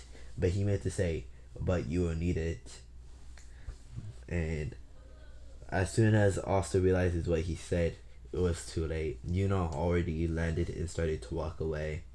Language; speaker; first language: English; native; English